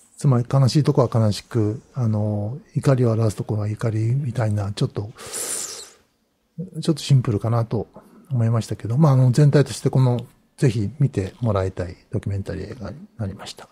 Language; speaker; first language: Japanese; native; Japanese